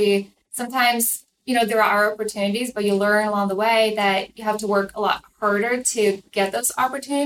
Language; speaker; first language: English; non-native, fluent; Ukrainian